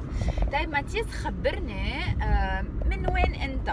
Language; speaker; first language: Arabic; native; Arabic